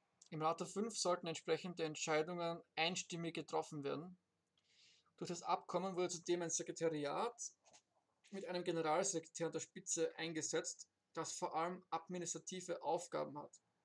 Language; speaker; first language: German; native; German